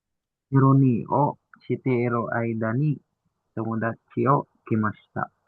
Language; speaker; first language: Japanese; non-native, learner; Filipino